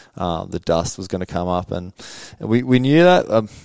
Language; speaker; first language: English; early bilingual, other home language; Swedish